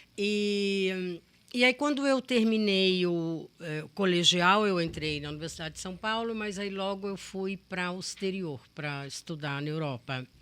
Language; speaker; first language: Portuguese; native; Portuguese